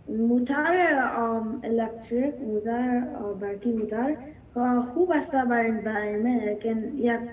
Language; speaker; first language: Persian; early bilingual, heritage; Persian